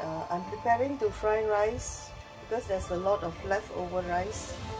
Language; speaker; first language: English; non-native, local second language; Chinese